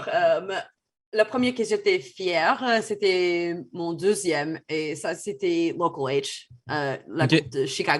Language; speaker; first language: French; non-native, fluent; English